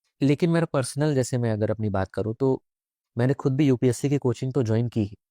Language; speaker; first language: Hindi; native; Hindi